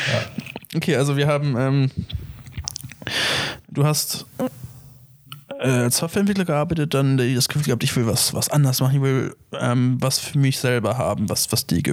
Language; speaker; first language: German; native; German